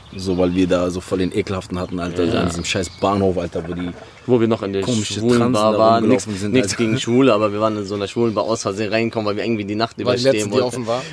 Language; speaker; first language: German; non-native, fluent; Arabic